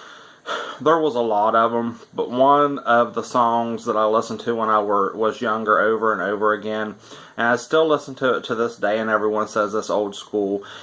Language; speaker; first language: English; native; English